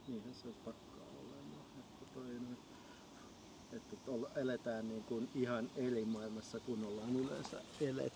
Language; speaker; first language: Finnish; native; Finnish